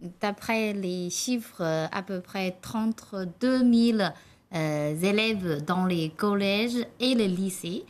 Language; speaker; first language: French; non-native, learner; Chinese